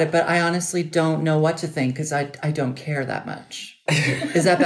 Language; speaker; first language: English; native; English